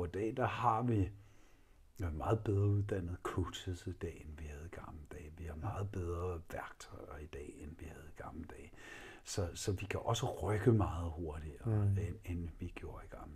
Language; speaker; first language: Danish; native; Danish